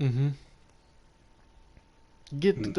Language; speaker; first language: German; native; German